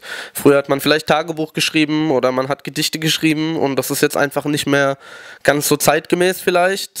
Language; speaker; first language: German; native; German